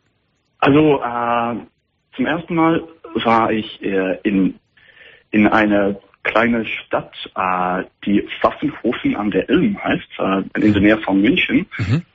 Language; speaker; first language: German; non-native, fluent; English